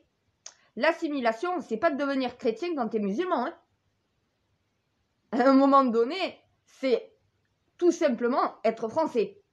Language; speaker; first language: French; native; French